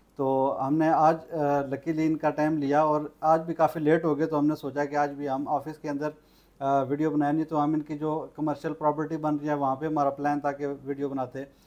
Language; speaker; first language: Urdu; non-native, local second language; Punjabi